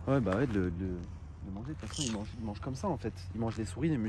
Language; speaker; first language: French; native; French